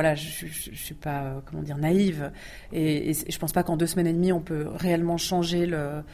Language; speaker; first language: French; early bilingual, other home language; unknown